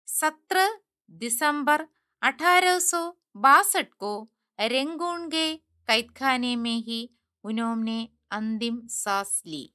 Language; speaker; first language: Hindi; non-native, local second language; Malayalam